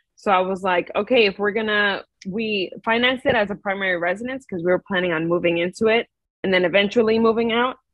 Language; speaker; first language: English; native; English